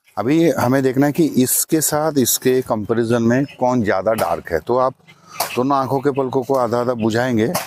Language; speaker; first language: Hindi; non-native, local second language; Bangla